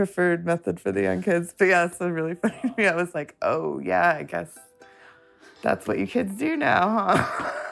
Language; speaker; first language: English; native; English